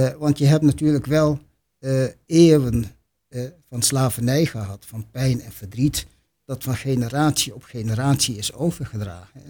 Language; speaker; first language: Dutch; native; Dutch